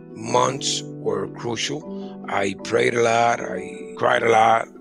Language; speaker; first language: English; early bilingual, other home language; Spanish